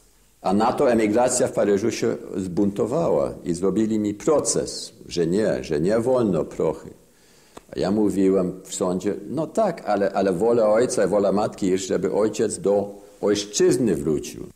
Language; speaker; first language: Polish; early bilingual, heritage; Polish